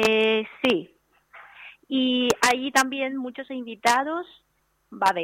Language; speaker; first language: Spanish; non-native, learner; Chinese